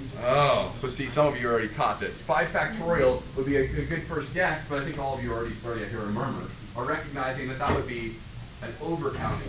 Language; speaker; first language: English; native; English